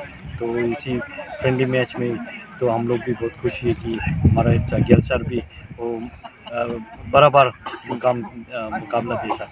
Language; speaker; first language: Hindi; non-native, fluent; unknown